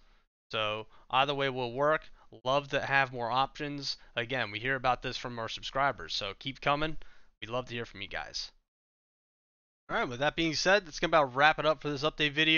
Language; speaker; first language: English; native; English